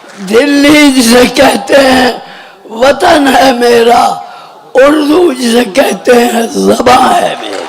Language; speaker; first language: Urdu; native; Urdu